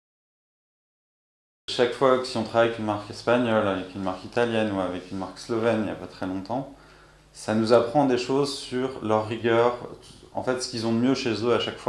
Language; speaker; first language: French; native; French